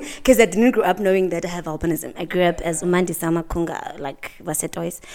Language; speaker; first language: English; non-native, local second language; Xhosa